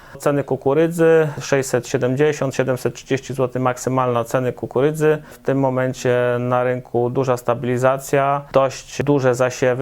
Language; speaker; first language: Polish; native; Polish